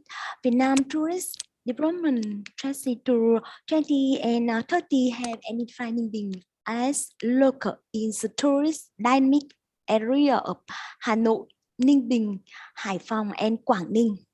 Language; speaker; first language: English; non-native, learner; Vietnamese